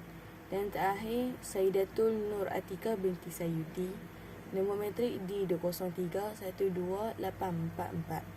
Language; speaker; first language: Malay; native; Malay